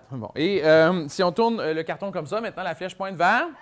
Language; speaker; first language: French; native; French